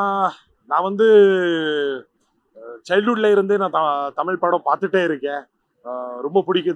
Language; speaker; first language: Tamil; non-native, local second language; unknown